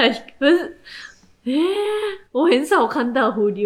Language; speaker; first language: Chinese; non-native, learner; Japanese